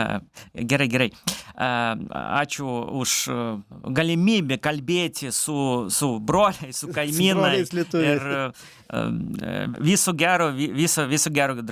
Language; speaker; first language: Lithuanian; non-native, learner; Belarusian